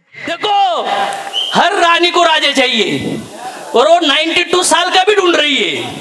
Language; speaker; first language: Hindi; non-native, local second language; Marathi